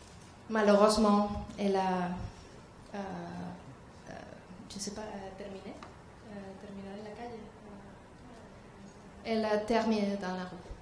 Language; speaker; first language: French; non-native, learner; Spanish